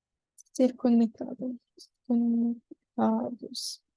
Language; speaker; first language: Spanish; non-native, learner; Korean